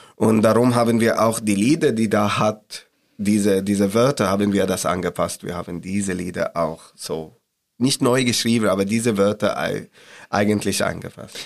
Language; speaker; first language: German; non-native, learner; Arabic